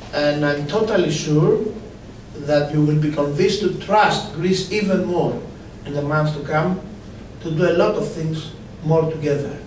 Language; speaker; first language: English; non-native, fluent; Greek